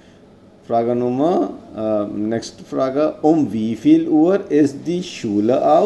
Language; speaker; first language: German; non-native, fluent; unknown